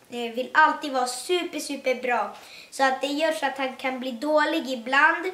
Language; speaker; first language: Swedish; early bilingual, other home language; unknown